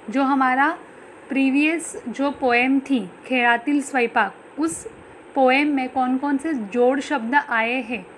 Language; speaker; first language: Hindi; non-native, local second language; Marathi